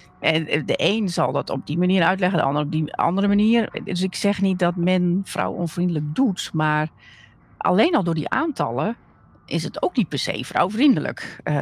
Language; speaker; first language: Dutch; native; Dutch